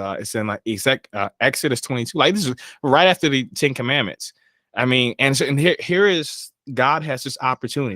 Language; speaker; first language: English; native; English